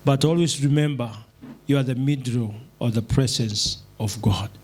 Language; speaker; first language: English; non-native, local second language; Swahili